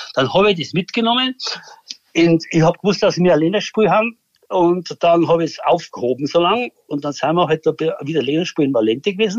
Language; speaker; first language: German; native; German